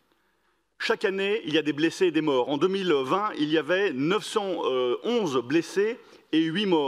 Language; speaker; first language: French; native; French